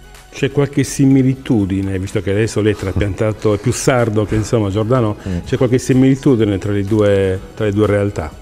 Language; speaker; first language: Italian; native; Italian